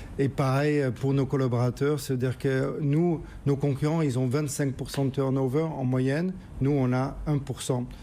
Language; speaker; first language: French; non-native, fluent; Dutch